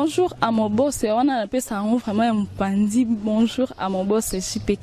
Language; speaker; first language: French; non-native, local second language; Lingala